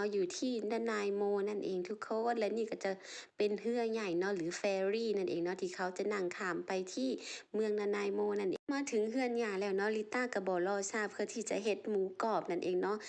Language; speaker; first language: Thai; non-native, local second language; Lao